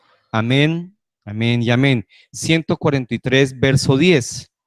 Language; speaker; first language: Spanish; native; Spanish